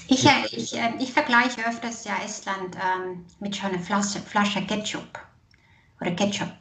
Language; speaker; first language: German; non-native, fluent; Estonian